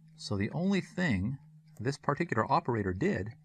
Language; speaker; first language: English; native; English